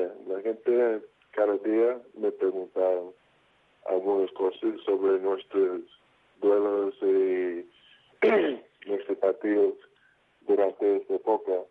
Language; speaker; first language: Spanish; non-native, fluent; English